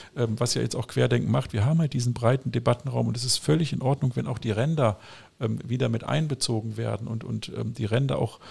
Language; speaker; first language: German; native; German